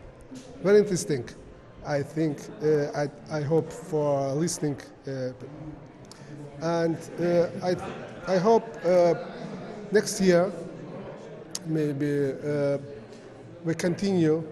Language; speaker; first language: English; non-native, learner; Azerbaijani